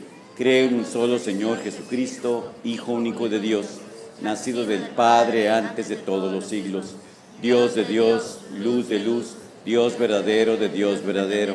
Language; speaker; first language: Spanish; native; Spanish